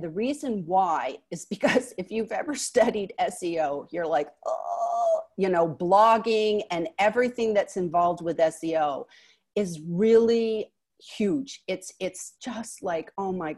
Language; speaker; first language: English; native; English